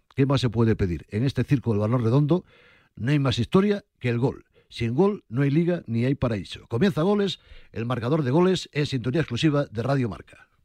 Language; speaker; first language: Spanish; native; Spanish